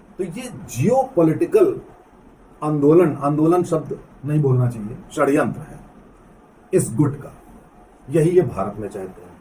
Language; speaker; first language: Hindi; native; Hindi